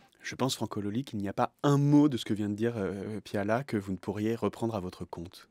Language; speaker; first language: French; native; French